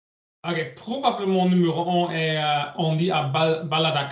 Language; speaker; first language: French; non-native, learner; English